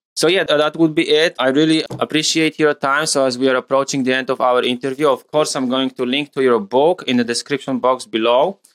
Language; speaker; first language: English; non-native, fluent; Polish